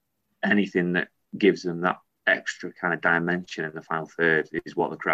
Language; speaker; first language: English; native; English